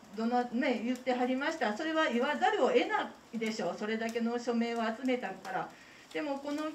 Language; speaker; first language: Japanese; native; Japanese